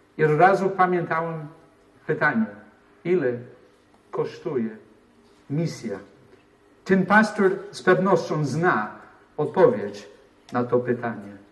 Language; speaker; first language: Polish; non-native, fluent; English